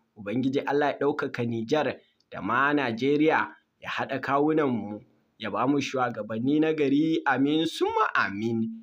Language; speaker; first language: Hausa; native; Hausa